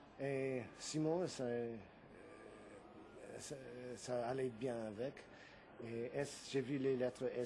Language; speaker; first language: French; non-native, fluent; English